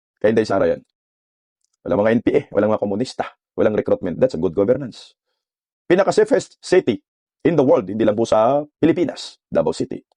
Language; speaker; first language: Filipino; non-native, local second language; Cebuano